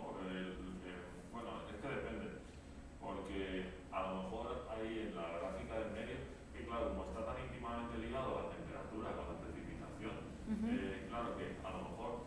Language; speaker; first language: Spanish; native; Spanish